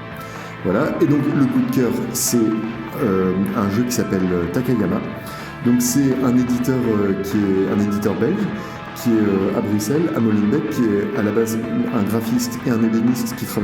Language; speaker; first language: French; native; French